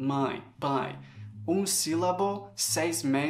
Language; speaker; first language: Portuguese; non-native, fluent; English